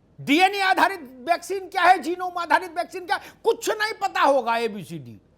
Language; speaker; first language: Hindi; native; Hindi